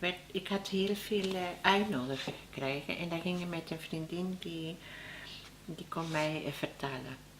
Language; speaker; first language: Dutch; non-native, learner; Spanish